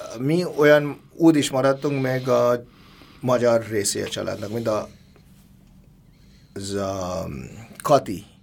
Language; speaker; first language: Hungarian; non-native, learner; Bangla